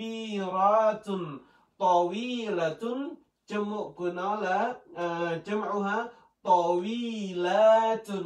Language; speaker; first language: Arabic; non-native, fluent; Western Cham